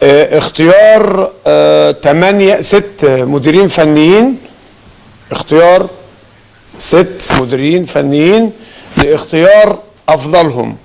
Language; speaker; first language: Arabic; native; Arabic